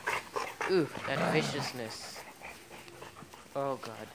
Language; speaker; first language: English; native; English